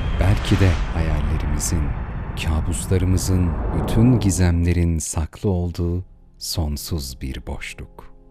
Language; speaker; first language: Turkish; native; Turkish